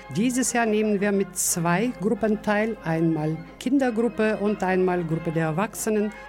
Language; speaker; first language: German; non-native, fluent; Bulgarian